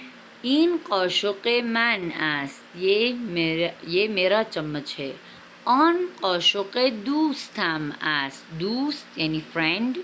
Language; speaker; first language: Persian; non-native, fluent; Urdu